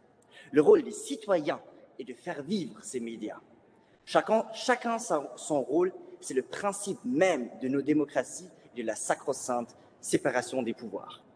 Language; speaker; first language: French; native; French